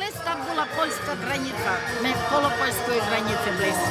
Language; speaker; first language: Czech; non-native, learner; Ukrainian